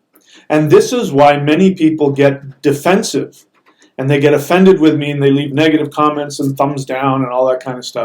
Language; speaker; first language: English; native; English